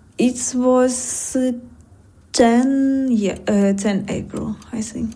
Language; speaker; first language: English; non-native, learner; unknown